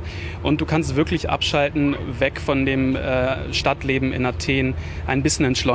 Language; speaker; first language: German; native; German